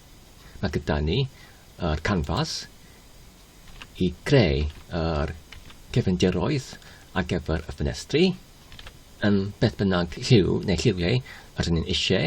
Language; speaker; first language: Welsh; non-native, learner; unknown